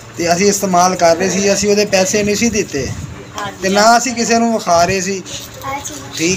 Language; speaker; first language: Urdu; non-native, local second language; Punjabi